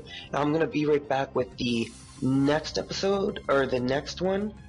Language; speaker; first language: English; native; English